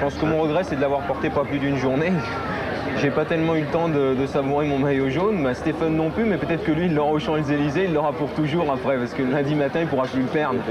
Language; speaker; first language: French; native; French